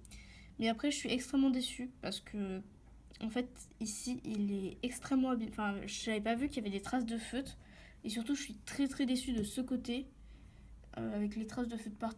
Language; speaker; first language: French; native; French